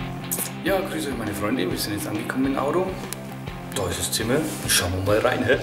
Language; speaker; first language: German; native; German